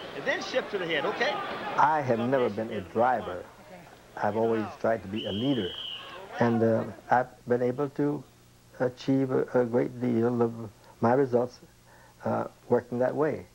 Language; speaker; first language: English; native; English